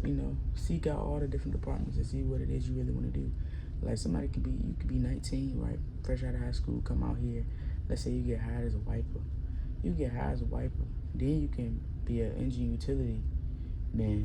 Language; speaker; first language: English; native; English